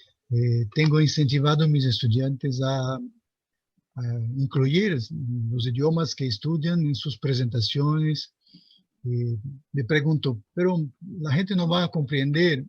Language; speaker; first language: Spanish; non-native, fluent; Portuguese